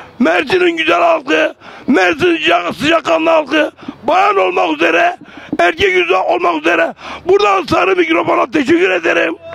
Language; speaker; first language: Turkish; native; Turkish